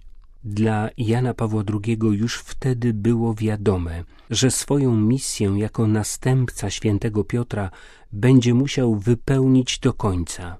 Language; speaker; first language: Polish; native; Polish